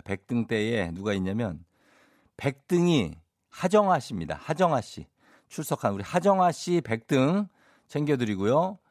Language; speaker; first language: Korean; native; Korean